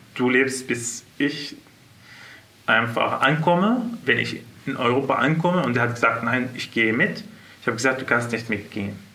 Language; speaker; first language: German; non-native, fluent; Arabic